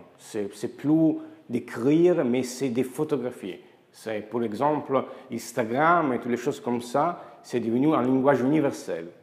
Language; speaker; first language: French; non-native, fluent; Italian